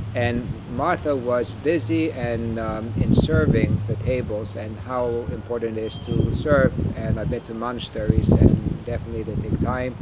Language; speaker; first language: English; early bilingual, other home language; Greek